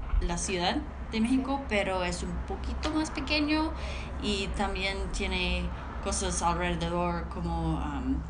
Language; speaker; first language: Spanish; non-native, learner; English